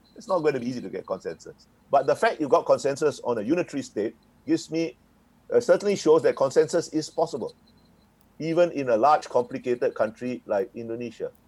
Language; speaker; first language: English; native; English